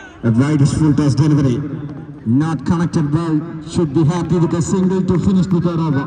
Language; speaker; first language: English; non-native, local second language; Malayalam